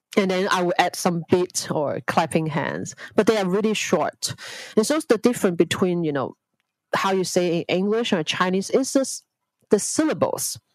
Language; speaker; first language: English; non-native, local second language; Cantonese